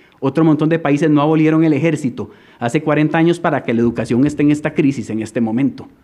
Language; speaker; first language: Spanish; native; Spanish